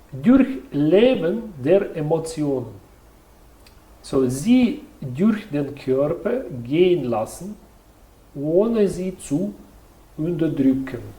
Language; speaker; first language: German; non-native, learner; Russian